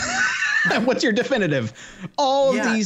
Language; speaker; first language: English; native; English